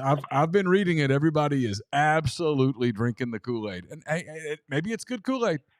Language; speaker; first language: English; native; English